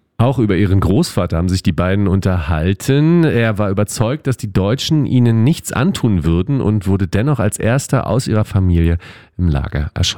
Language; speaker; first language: German; native; German